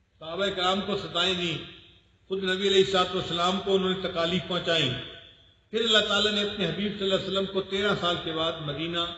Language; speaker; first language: Urdu; non-native, local second language; Punjabi